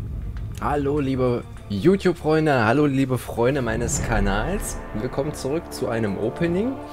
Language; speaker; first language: German; native; German